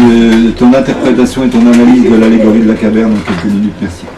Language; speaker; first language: French; native; French